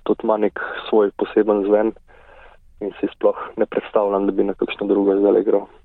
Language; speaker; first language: Slovenian; native; Slovenian